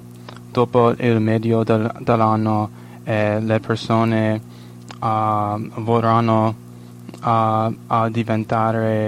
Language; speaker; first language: Italian; non-native, learner; English